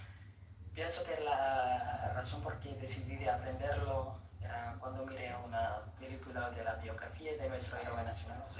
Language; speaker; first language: Spanish; non-native, learner; Filipino